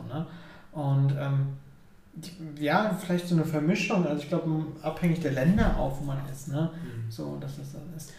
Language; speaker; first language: German; early bilingual, other home language; Ukrainian